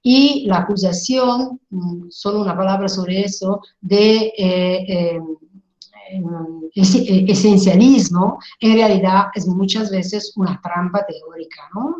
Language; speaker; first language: Spanish; non-native, fluent; Italian